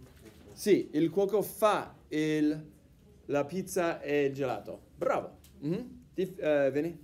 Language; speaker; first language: Italian; non-native, fluent; English